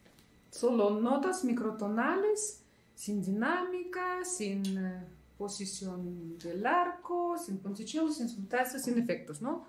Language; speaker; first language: Spanish; non-native, fluent; Russian